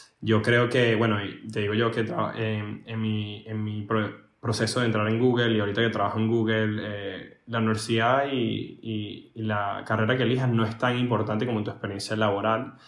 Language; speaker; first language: Spanish; native; Spanish